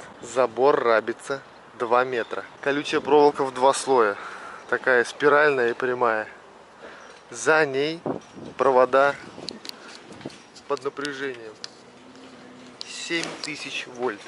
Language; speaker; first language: Russian; native; Russian